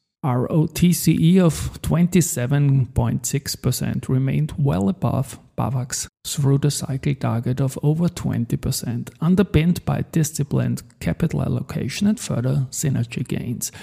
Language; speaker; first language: English; non-native, fluent; German